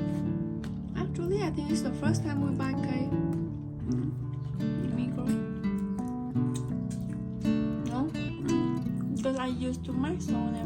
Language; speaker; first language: English; non-native, learner; Vietnamese